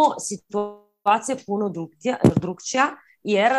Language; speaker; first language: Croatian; early bilingual, heritage; Croatian